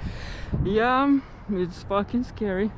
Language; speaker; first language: English; non-native, learner; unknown